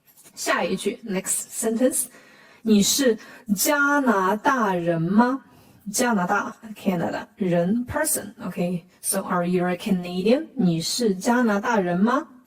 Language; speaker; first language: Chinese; non-native, fluent; Khmer